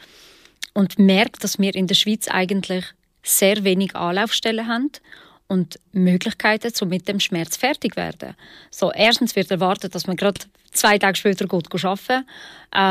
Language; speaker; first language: German; early bilingual, other home language; Albanian